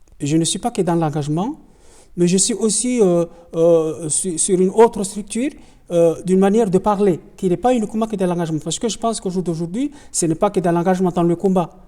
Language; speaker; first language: French; non-native, local second language; Ngazidja Comorian